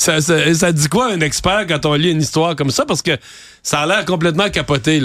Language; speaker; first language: French; native; French